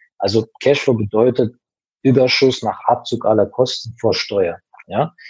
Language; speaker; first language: German; non-native, fluent; Azerbaijani